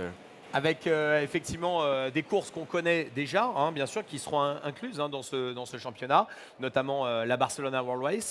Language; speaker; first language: French; native; French